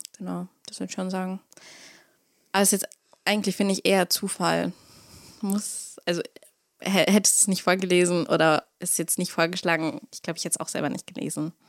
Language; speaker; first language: German; early bilingual, other home language; Russian